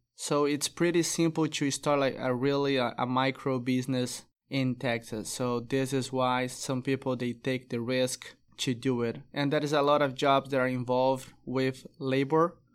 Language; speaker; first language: English; non-native, fluent; Portuguese